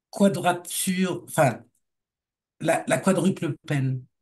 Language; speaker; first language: French; native; French